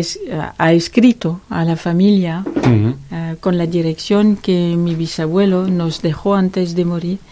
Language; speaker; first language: Spanish; non-native, learner; French